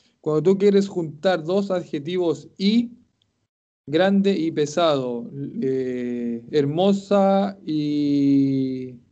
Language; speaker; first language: Spanish; native; Spanish